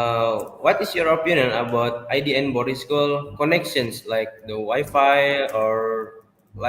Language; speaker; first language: English; non-native, learner; Indonesian